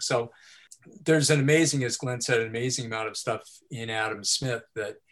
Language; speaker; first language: English; native; English